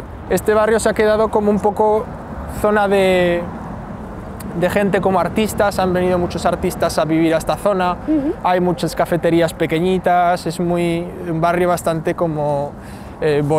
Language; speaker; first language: Spanish; native; Spanish